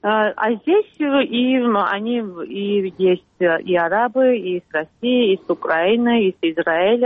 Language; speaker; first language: Russian; non-native, fluent; Georgian